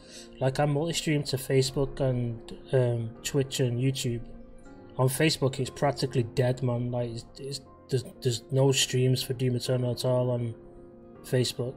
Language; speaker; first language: English; native; English